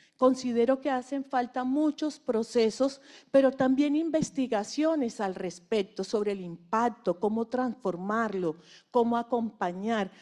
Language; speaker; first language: Spanish; native; Spanish